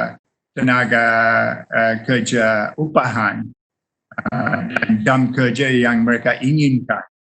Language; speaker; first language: Indonesian; non-native, fluent; English